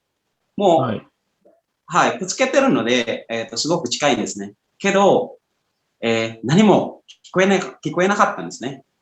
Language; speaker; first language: Japanese; non-native, fluent; Indonesian